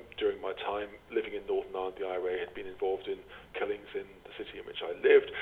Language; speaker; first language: English; native; English